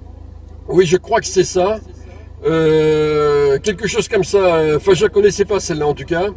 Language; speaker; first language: French; native; French